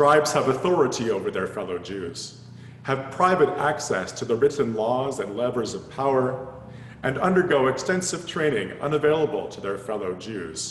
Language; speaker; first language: English; native; English